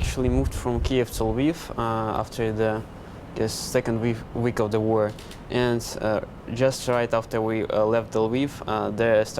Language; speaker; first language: English; non-native, fluent; Ukrainian